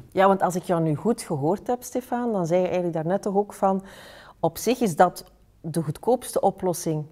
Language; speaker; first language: Dutch; native; Dutch